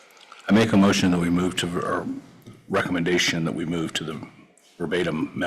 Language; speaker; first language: English; native; English